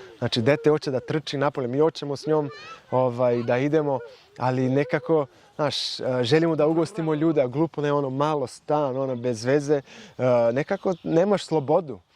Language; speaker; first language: Serbian; non-native, fluent; Portuguese